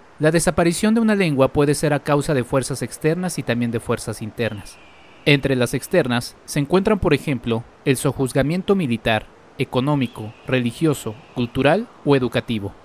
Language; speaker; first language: Spanish; native; Spanish